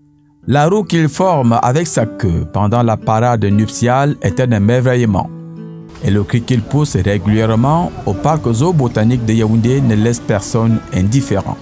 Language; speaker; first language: French; native; French